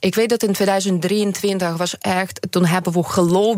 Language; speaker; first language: Dutch; non-native, fluent; Ukrainian